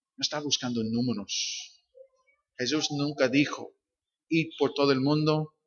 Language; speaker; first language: Spanish; non-native, fluent; English